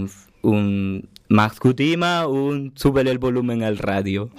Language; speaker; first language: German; non-native, learner; Spanish